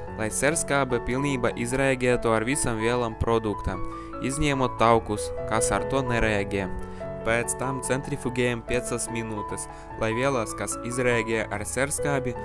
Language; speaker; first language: Latvian; non-native, local second language; Russian